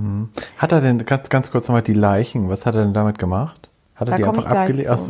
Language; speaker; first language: German; native; German